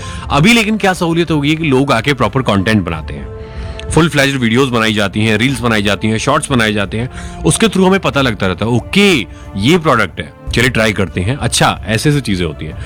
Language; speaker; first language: Hindi; native; Hindi